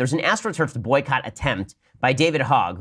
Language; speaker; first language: English; native; English